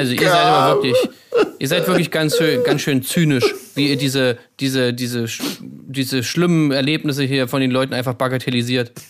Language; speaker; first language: German; native; German